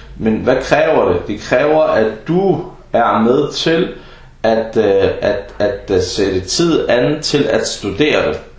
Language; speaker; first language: Danish; early bilingual, other home language; Arabic